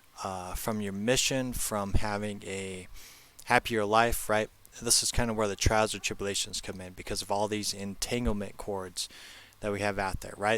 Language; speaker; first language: English; native; English